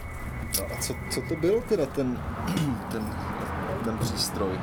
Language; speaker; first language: Czech; native; Czech